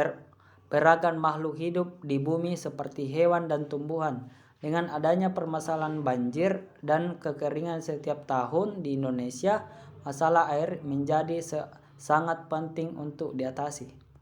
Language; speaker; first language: Indonesian; native; Indonesian